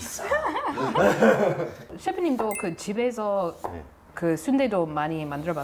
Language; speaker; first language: Korean; non-native, learner; English